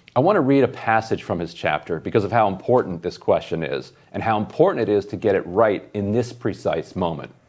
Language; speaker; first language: English; native; English